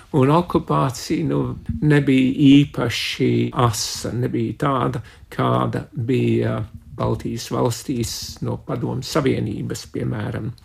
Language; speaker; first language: Latvian; early bilingual, heritage; Latvian